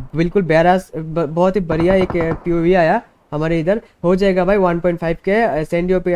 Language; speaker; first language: Hindi; non-native, local second language; Bangla